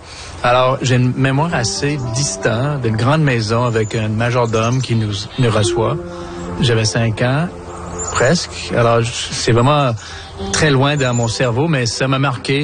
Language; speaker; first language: French; native; French